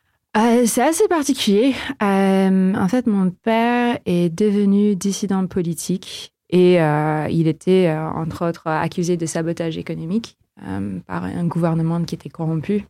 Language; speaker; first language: French; non-native, fluent; Filipino